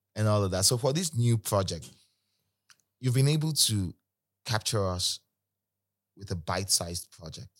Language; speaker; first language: English; non-native, local second language; Igbo